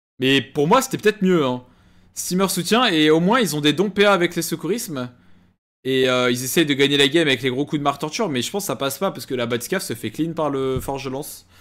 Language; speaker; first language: French; native; French